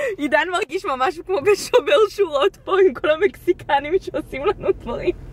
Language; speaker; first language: Hebrew; native; Hebrew